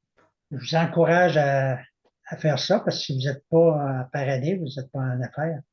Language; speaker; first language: French; native; French